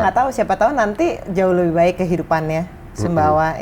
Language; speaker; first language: Indonesian; native; Indonesian